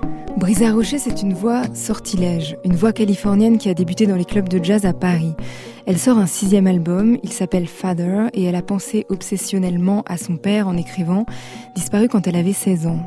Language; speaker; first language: French; native; French